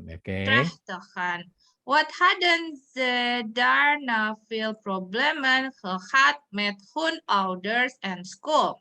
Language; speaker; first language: Dutch; non-native, learner; Indonesian